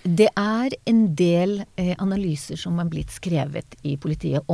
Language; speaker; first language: Norwegian; non-native, fluent; Hebrew